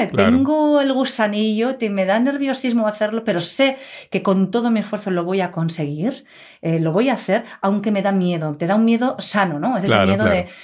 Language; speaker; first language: Spanish; native; Spanish